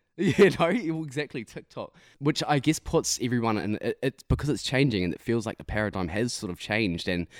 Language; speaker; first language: English; native; English